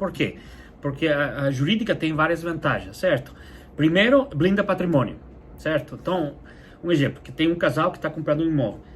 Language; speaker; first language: Portuguese; non-native, fluent; English